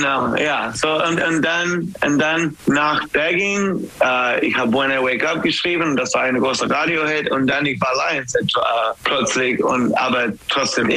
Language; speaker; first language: German; non-native, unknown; English